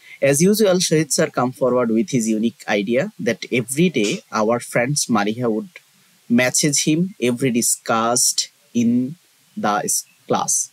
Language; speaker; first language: English; non-native, local second language; Bangla